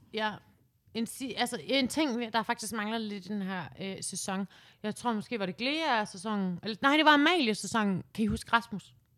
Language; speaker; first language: Danish; native; Danish